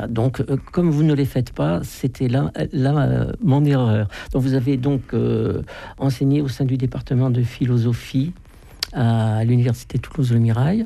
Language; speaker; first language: French; native; French